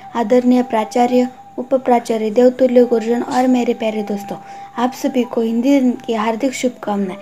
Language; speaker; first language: Hindi; non-native, local second language; Marathi